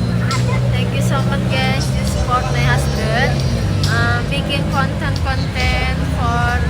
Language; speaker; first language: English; non-native, learner; Indonesian